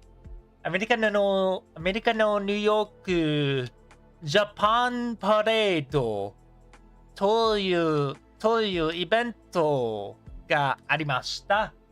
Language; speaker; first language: Japanese; non-native, learner; English